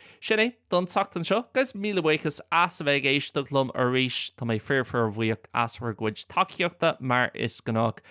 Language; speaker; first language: Irish; non-native, local second language; English